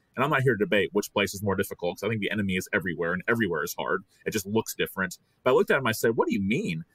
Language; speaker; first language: English; native; English